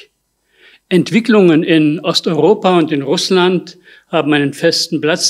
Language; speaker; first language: German; native; German